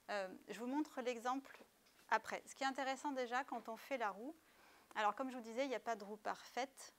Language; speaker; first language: French; native; French